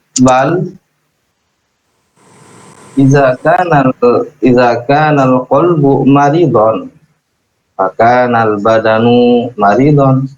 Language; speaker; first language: Arabic; non-native, learner; Indonesian